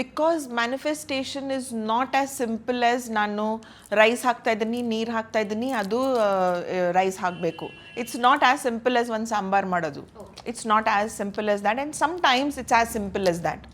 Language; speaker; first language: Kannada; non-native, local second language; Hindi